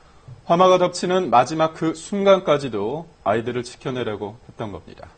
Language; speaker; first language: Korean; native; Korean